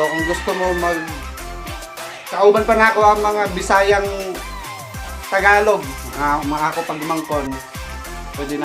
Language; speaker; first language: Cebuano; non-native, local second language; Filipino